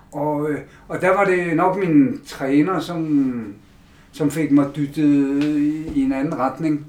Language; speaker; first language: Danish; native; Danish